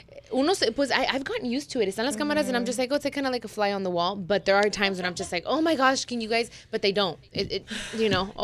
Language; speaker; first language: English; early bilingual, other home language; Spanish